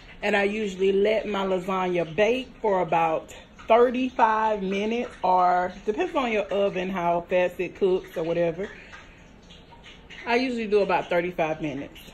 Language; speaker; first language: English; native; English